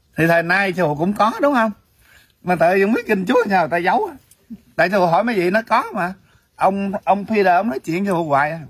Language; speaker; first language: Vietnamese; early bilingual, heritage; Vietnamese